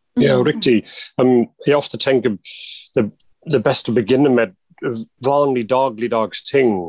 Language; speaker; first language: Norwegian; non-native, fluent; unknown